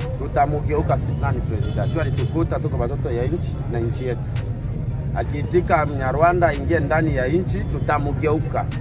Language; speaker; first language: Swahili; native; Swahili